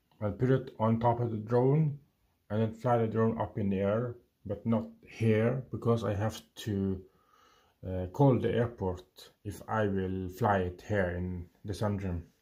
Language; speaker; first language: English; non-native, fluent; Norwegian